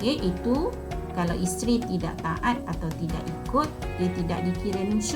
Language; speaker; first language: Malay; native; Malay